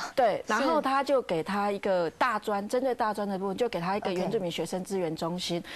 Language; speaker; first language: Chinese; native; Chinese